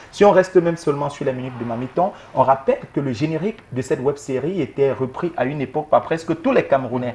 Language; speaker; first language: French; native; French